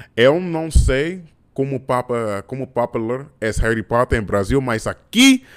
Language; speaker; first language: Portuguese; non-native, learner; English